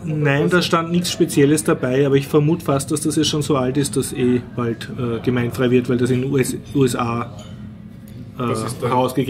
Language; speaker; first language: German; native; German